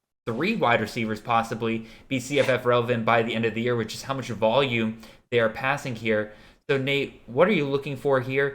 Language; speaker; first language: English; native; English